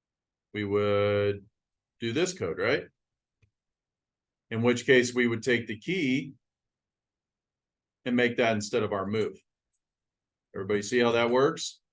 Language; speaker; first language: English; native; English